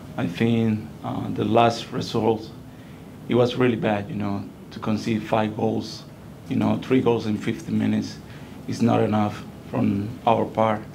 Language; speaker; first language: English; non-native, fluent; Spanish